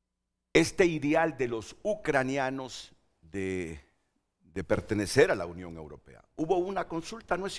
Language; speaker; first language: Spanish; native; Spanish